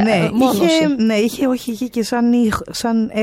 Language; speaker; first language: Greek; native; Greek